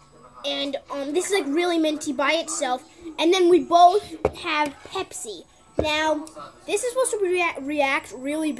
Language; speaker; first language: English; native; English